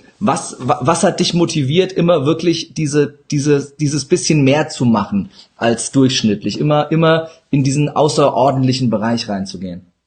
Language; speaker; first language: German; early bilingual, other home language; Turkish